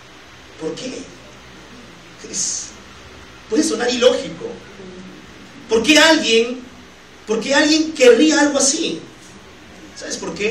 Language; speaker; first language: Spanish; native; Spanish